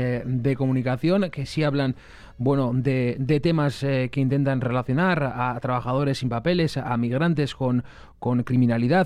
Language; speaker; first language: Spanish; native; Spanish